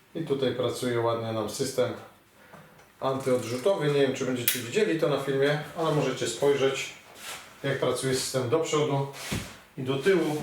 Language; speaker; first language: Polish; native; Polish